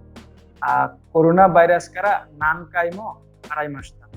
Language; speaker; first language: Japanese; non-native, learner; Bangla